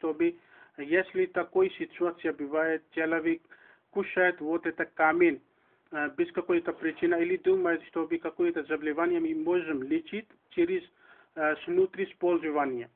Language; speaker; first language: Russian; non-native, learner; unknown